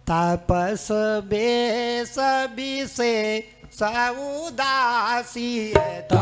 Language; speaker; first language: Hindi; native; Hindi